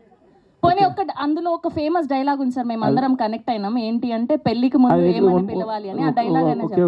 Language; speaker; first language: Telugu; native; Telugu